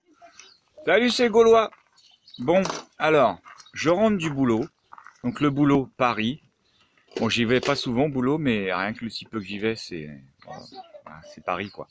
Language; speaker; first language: French; native; French